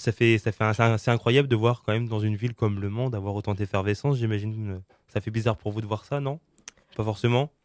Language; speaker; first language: French; native; French